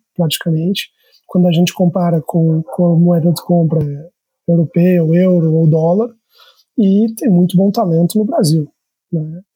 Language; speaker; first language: Portuguese; native; Portuguese